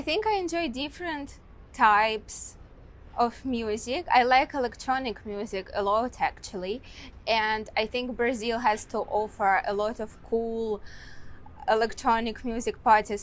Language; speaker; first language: English; non-native, fluent; Russian